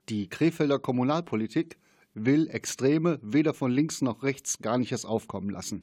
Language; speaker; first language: German; native; German